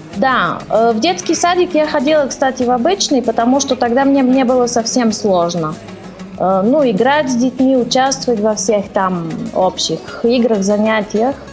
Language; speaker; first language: Russian; early bilingual, heritage; Russian